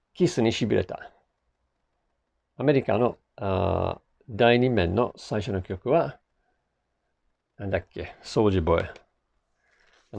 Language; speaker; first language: Japanese; non-native, fluent; English